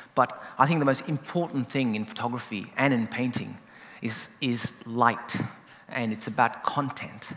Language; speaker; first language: English; native; English